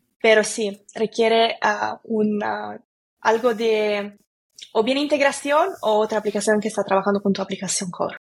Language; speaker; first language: Spanish; non-native, fluent; Italian